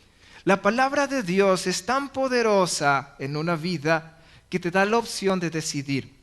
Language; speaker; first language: Spanish; native; Spanish